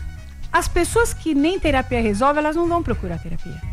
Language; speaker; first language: Portuguese; native; Portuguese